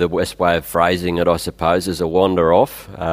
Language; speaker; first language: English; native; English